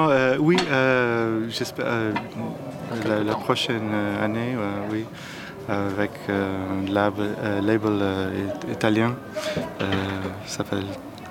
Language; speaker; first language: French; non-native, learner; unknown